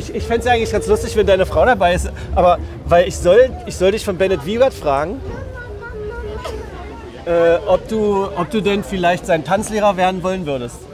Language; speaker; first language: German; native; German